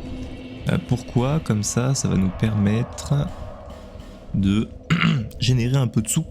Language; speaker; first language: French; native; French